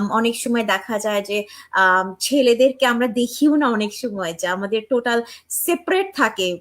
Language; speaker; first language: Bangla; early bilingual, heritage; Bangla